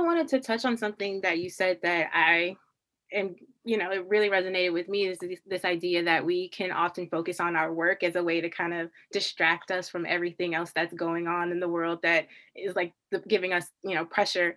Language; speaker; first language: English; native; English